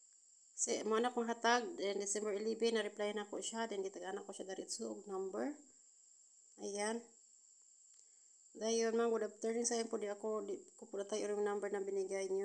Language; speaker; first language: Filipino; non-native, local second language; Cebuano